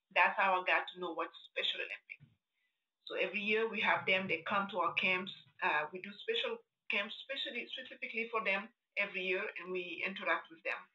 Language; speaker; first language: English; non-native, fluent; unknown